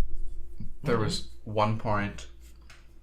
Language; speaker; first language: English; native; English